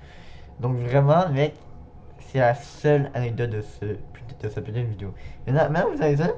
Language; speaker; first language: French; native; French